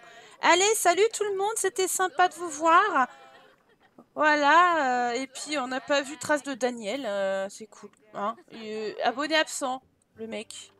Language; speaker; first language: French; native; French